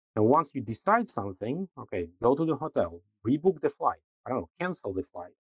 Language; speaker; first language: English; non-native, fluent; Russian